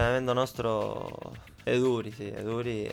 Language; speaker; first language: Italian; non-native, learner; Spanish